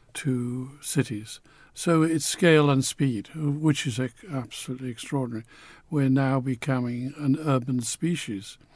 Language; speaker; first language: English; native; English